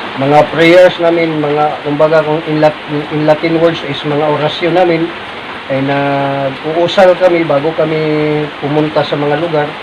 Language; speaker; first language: Filipino; non-native, local second language; Cebuano